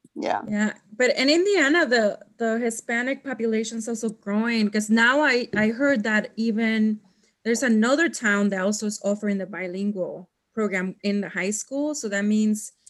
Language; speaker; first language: English; non-native, fluent; Spanish